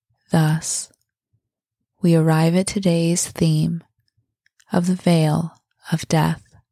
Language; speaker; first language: English; native; English